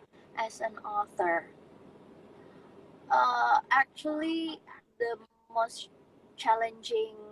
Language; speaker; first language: English; non-native, fluent; Indonesian